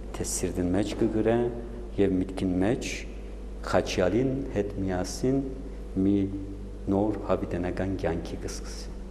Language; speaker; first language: Armenian; native; Armenian